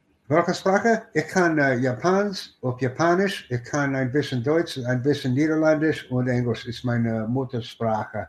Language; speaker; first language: German; non-native, learner; English